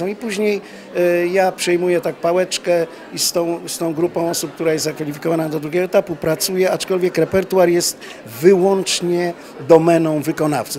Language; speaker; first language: Polish; native; Polish